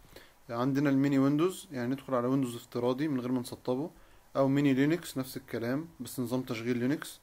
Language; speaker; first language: Arabic; native; Arabic